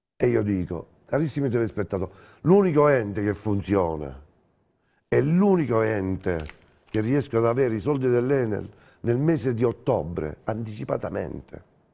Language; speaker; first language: Italian; native; Italian